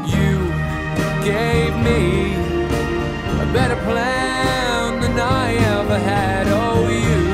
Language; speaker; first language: English; native; English